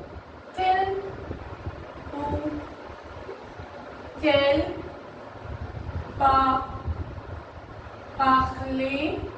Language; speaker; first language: French; non-native, learner; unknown